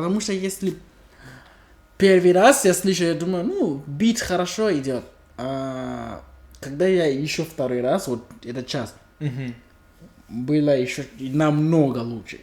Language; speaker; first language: Russian; non-native, fluent; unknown